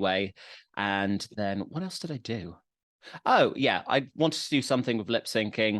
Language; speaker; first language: English; native; English